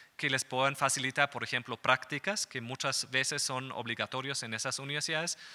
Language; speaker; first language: Spanish; non-native, fluent; German